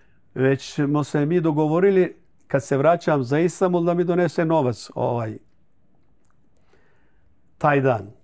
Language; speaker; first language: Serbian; early bilingual, heritage; Croatian